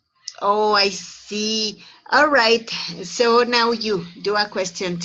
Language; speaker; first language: English; non-native, fluent; Spanish